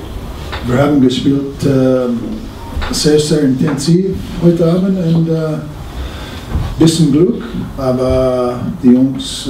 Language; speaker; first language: German; non-native, learner; English